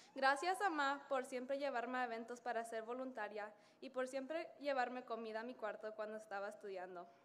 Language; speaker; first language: Spanish; early bilingual, heritage; Spanish